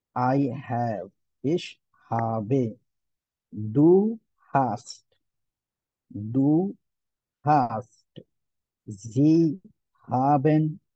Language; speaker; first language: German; non-native, learner; Hindi